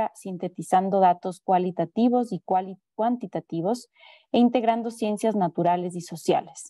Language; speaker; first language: Spanish; native; Spanish